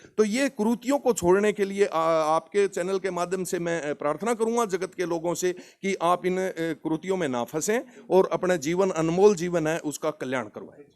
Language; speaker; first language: Hindi; native; Hindi